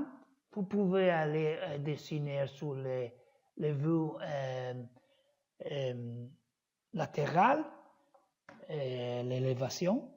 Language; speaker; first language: French; non-native, learner; Italian